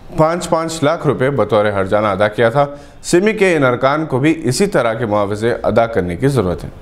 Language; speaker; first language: Urdu; native; Urdu